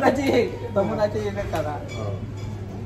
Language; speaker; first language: Japanese; non-native, learner; Vietnamese